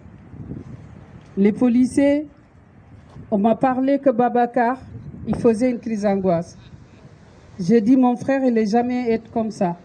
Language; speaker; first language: French; non-native, local second language; Wolof